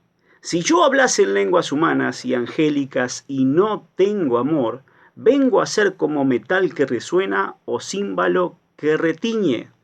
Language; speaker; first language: Spanish; native; Spanish